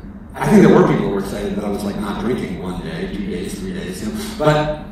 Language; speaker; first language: English; native; English